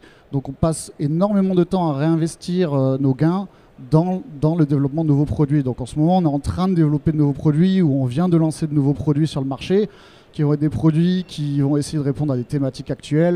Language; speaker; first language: French; native; French